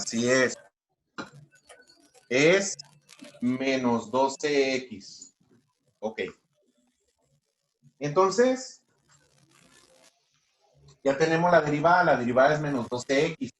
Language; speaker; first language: Spanish; native; Spanish